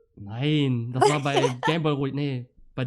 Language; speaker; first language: German; native; German